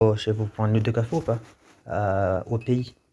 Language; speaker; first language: French; non-native, local second language; Comorian